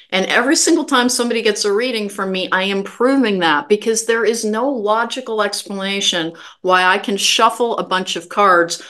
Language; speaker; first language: English; native; English